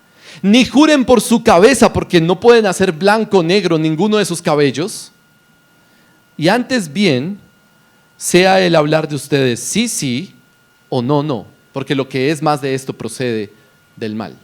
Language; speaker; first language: Spanish; native; Spanish